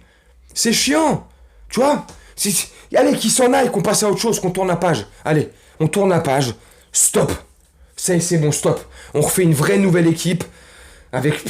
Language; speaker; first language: French; native; French